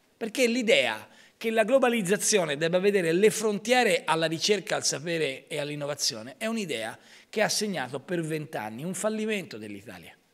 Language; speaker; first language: Italian; native; Italian